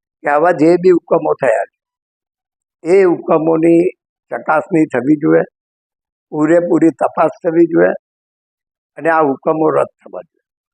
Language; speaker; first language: Gujarati; native; Gujarati